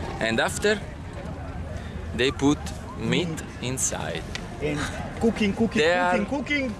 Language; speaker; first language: English; non-native, learner; Serbian